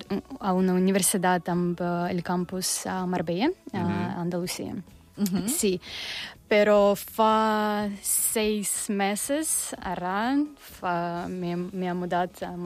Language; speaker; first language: Catalan; non-native, learner; Russian